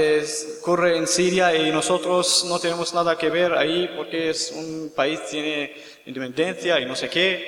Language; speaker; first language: Spanish; non-native, learner; Kurdish